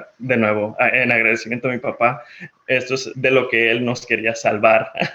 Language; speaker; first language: Spanish; early bilingual, heritage; Spanish